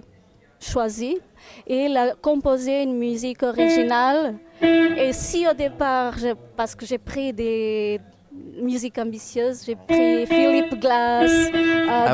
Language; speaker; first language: French; non-native, fluent; Portuguese